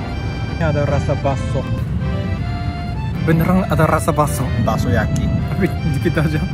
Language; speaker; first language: Indonesian; non-native, learner; Japanese